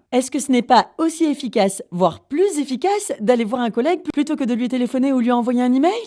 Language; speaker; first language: French; native; French